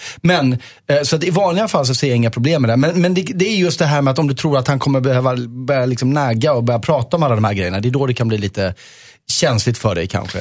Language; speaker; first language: Swedish; native; Swedish